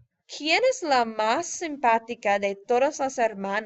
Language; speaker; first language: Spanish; non-native, fluent; English